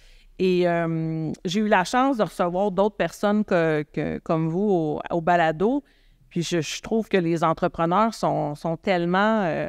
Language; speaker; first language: French; native; French